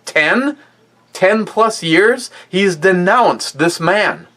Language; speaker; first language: English; native; English